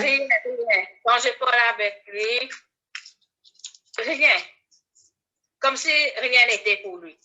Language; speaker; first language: French; non-native, learner; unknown